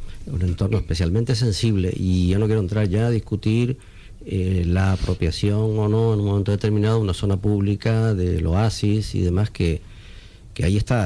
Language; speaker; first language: Spanish; native; Spanish